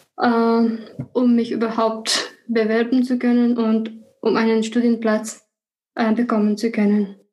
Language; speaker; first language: German; non-native, fluent; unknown